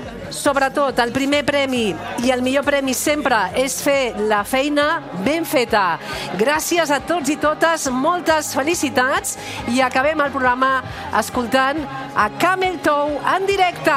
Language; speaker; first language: Catalan; native; Catalan